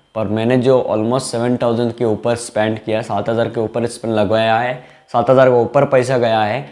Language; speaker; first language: Hindi; non-native, local second language; Bangla